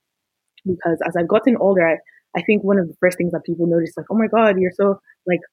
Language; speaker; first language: English; non-native, local second language; Yoruba